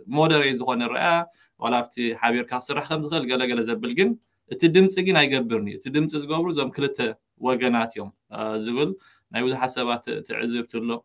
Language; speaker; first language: Tigrinya; native; Tigrinya